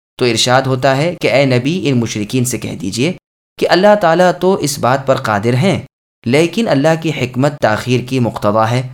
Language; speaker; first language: Urdu; native; Urdu